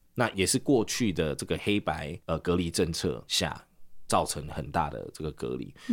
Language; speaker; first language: Chinese; early bilingual, heritage; Chinese